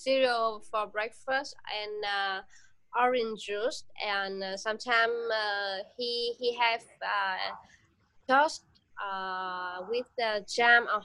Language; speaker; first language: English; non-native, learner; Vietnamese